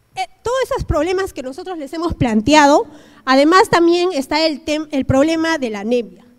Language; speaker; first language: Spanish; native; Spanish